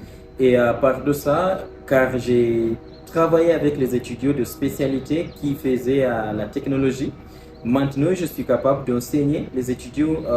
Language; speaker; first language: French; non-native, fluent; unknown